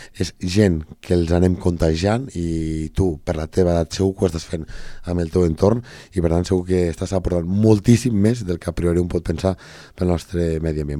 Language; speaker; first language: Catalan; native; Catalan